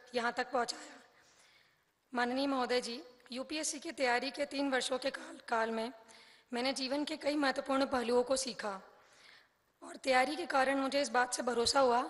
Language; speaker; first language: Hindi; native; Hindi